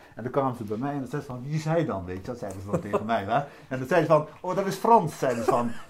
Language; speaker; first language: Dutch; native; Dutch